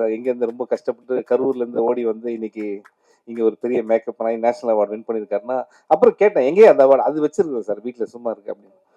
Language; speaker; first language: Tamil; native; Tamil